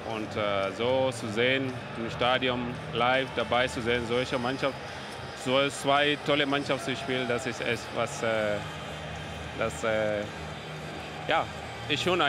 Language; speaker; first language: German; non-native, learner; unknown